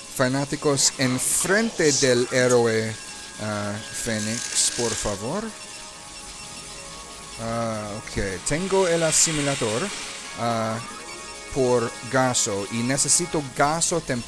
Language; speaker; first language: Spanish; non-native, learner; English